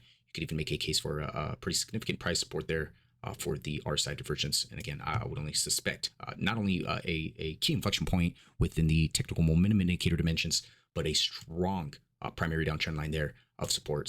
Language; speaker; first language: English; native; English